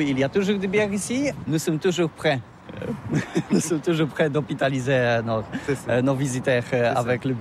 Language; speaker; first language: French; non-native, learner; Polish